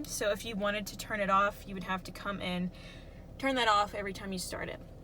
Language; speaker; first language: English; native; English